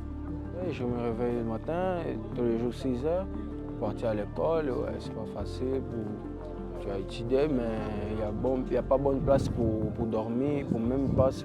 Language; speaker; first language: French; non-native, learner; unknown